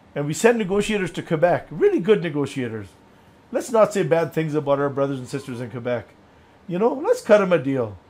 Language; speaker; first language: English; native; English